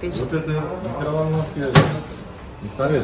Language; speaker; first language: Russian; non-native, local second language; Uzbek